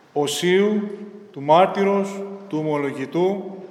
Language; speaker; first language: Greek; native; Greek